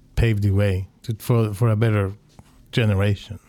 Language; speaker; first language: English; non-native, fluent; Spanish